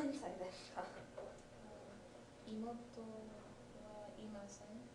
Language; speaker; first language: Japanese; non-native, learner; English